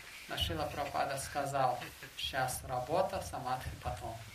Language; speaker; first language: Russian; native; Russian